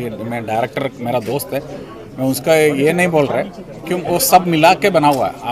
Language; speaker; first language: Hindi; non-native, local second language; Malayalam